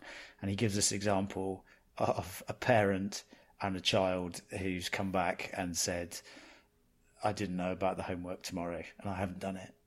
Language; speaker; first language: English; native; English